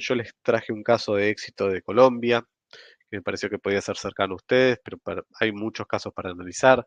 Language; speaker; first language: Spanish; native; Spanish